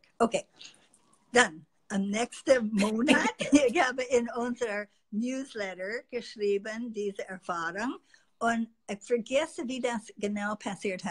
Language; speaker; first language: German; non-native, fluent; English